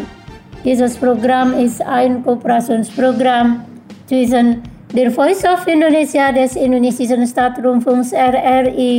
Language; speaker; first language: German; non-native, fluent; Indonesian